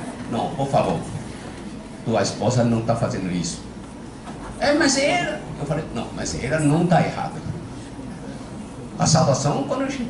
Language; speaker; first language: Portuguese; non-native, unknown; Chinese